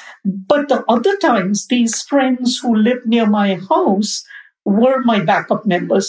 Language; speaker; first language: English; non-native, local second language; Bangla